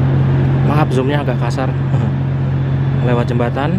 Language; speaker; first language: Indonesian; native; Indonesian